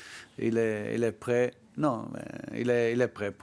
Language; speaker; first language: French; non-native, fluent; Portuguese